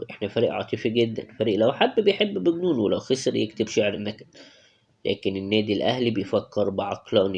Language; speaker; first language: Arabic; native; Arabic